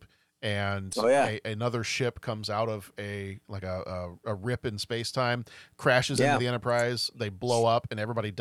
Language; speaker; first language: English; native; English